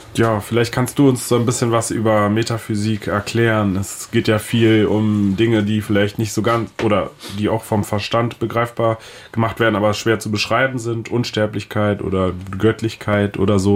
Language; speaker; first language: German; native; German